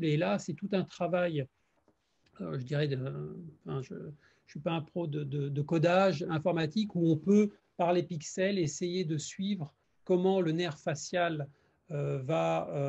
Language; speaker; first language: French; native; French